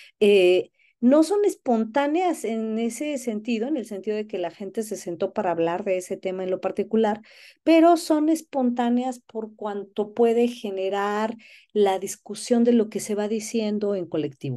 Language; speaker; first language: Spanish; native; Spanish